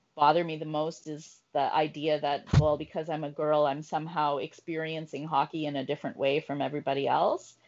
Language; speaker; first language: English; native; English